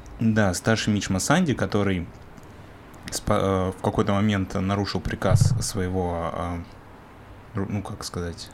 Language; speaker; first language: Russian; native; Russian